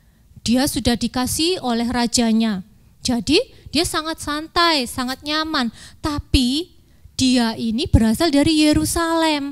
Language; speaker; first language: Indonesian; native; Indonesian